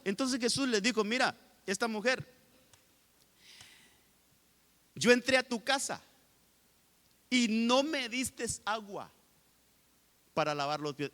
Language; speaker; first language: Spanish; native; Spanish